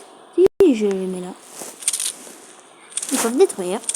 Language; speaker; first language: French; native; French